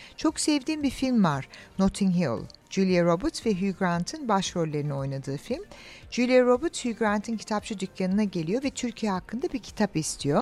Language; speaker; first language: Turkish; early bilingual, heritage; Turkish